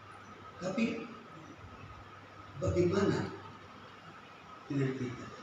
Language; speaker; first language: Indonesian; non-native, fluent; English